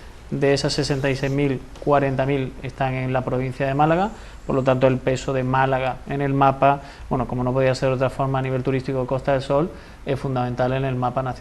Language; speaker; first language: Spanish; native; Spanish